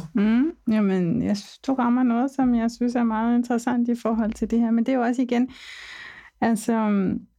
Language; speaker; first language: Danish; early bilingual, other home language; Arabic